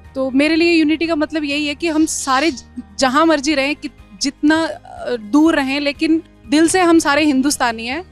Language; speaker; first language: Hindi; native; Hindi